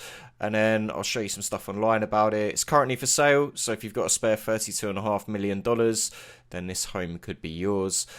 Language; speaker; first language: English; native; English